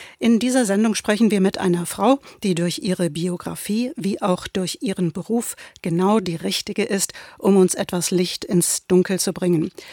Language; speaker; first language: German; native; German